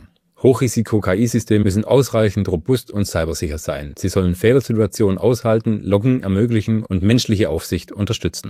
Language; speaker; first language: German; native; German